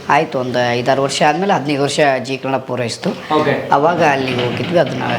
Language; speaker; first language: Kannada; native; Kannada